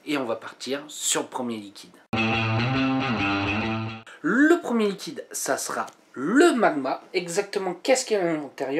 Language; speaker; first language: French; native; French